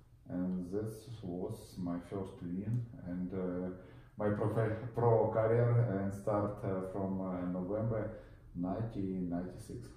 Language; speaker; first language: English; non-native, learner; Russian